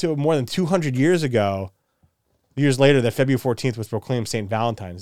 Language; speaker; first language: English; native; English